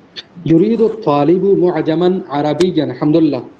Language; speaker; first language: Arabic; non-native, fluent; Urdu